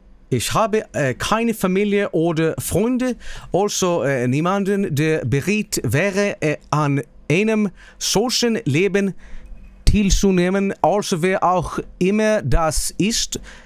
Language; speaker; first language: German; non-native, learner; Swedish